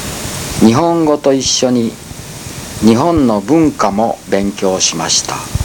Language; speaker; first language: Japanese; non-native, learner; Spanish